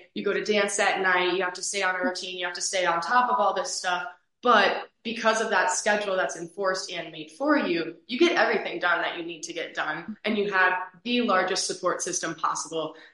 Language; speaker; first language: English; native; English